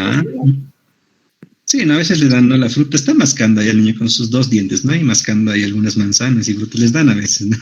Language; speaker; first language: Spanish; native; Spanish